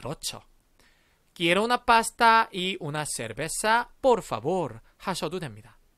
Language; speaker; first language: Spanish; non-native, fluent; Korean